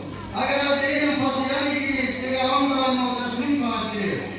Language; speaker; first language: Persian; native; Persian